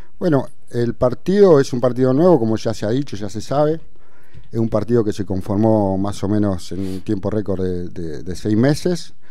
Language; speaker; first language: Spanish; native; Spanish